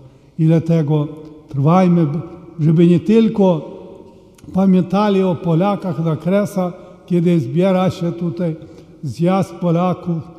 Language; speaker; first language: Polish; early bilingual, heritage; Polish